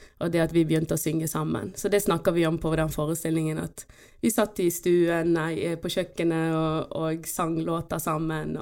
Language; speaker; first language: Norwegian; early bilingual, other home language; Portuguese